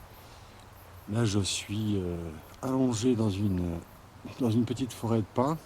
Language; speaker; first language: French; native; French